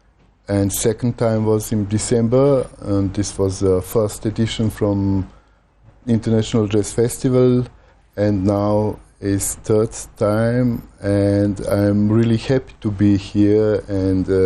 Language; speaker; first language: English; non-native, learner; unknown